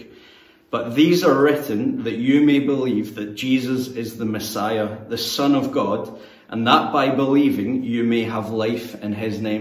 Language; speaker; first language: English; native; English